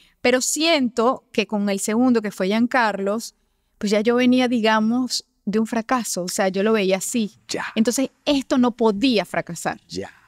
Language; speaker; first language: Spanish; native; Spanish